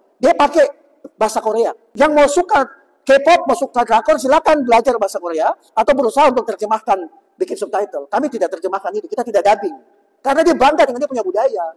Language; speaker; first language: Indonesian; native; Indonesian